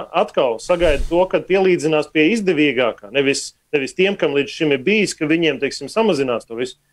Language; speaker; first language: Latvian; native; Latvian